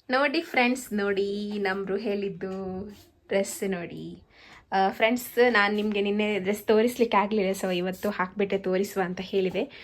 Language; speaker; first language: Kannada; non-native, local second language; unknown